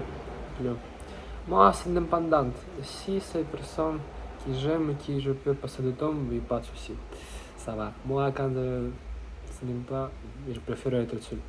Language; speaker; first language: French; non-native, learner; Russian